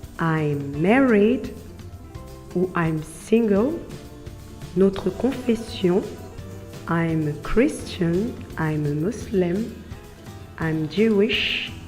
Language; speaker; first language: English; non-native, fluent; French